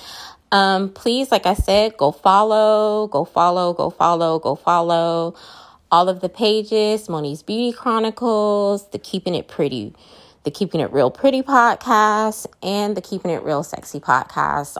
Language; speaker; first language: English; native; English